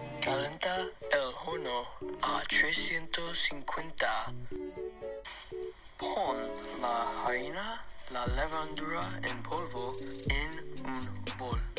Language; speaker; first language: Spanish; non-native, learner; English